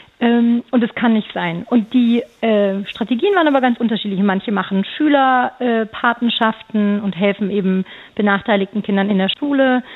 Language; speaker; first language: German; early bilingual, other home language; Turkish